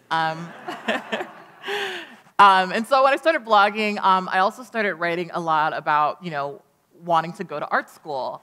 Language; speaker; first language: English; native; English